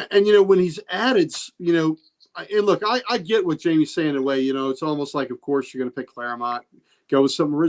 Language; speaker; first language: English; native; English